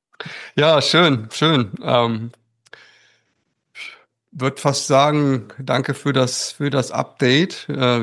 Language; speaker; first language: German; native; German